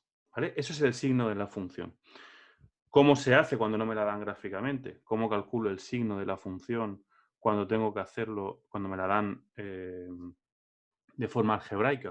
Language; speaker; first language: Spanish; native; Spanish